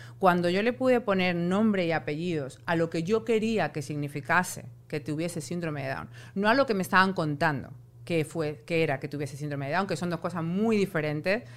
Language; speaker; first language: Spanish; native; Spanish